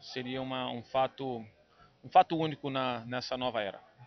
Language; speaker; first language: Portuguese; native; Portuguese